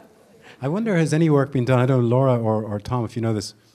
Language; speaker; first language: English; native; English